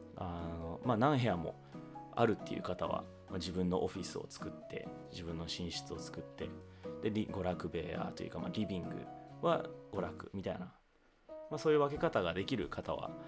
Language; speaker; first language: Japanese; early bilingual, heritage; English